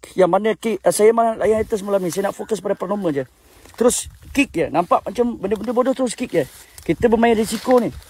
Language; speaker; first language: Malay; native; Malay